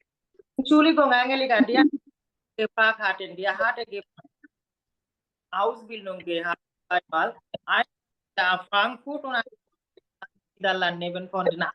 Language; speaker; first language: German; non-native, learner; Bangla